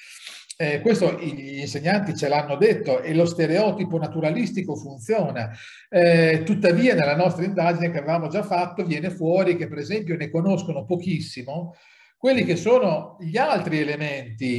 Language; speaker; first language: Italian; native; Italian